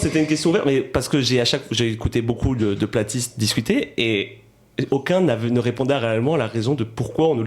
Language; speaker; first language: French; native; French